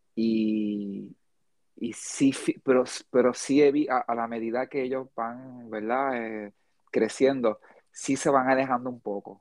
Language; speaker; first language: Spanish; early bilingual, heritage; Spanish